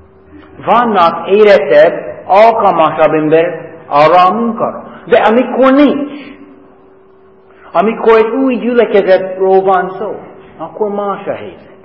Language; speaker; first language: Hungarian; non-native, fluent; English